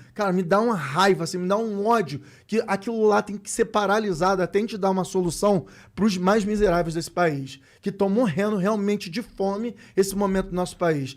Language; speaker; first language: Portuguese; native; Portuguese